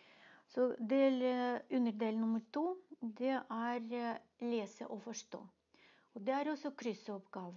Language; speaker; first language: Norwegian; non-native, fluent; Russian